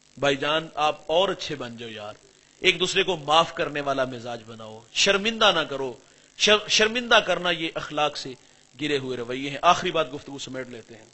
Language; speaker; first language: Urdu; non-native, local second language; Punjabi